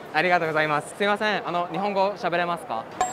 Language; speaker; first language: Japanese; non-native, fluent; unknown